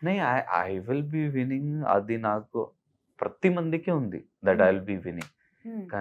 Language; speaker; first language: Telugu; non-native, local second language; Hindi